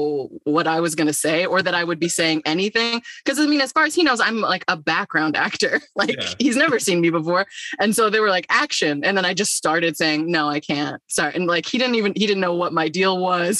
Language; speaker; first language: English; native; English